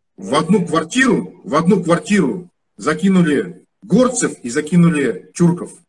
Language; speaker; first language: Russian; non-native, local second language; Kazakh